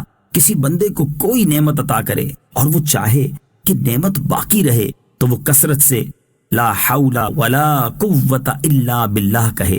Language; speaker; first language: Urdu; native; Urdu